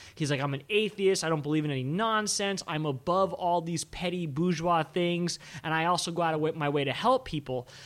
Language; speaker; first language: English; native; English